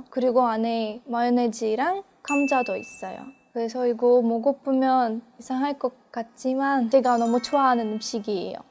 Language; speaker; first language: Korean; non-native, fluent; Russian